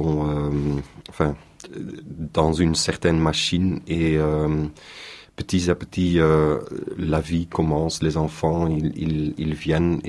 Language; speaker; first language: French; non-native, local second language; Dutch